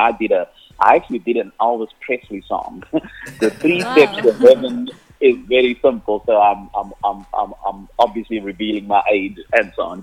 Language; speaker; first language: English; non-native, local second language; Afrikaans